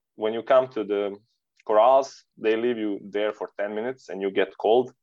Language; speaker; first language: English; non-native, fluent; Serbian